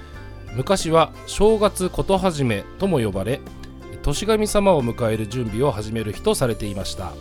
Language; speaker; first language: Japanese; native; Japanese